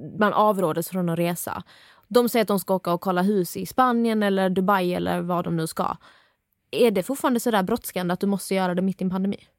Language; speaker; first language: Swedish; native; Swedish